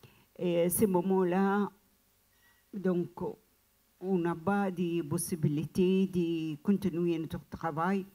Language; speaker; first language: French; non-native, learner; Arabic